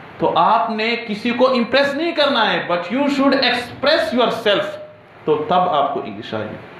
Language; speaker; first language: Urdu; non-native, local second language; Pashto